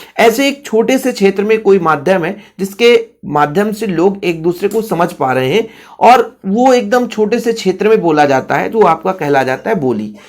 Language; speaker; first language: Hindi; native; Hindi